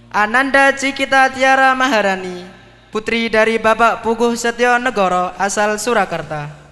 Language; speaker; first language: Indonesian; native; Indonesian